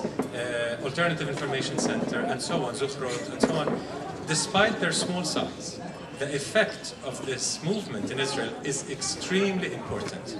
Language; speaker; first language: English; non-native, fluent; Arabic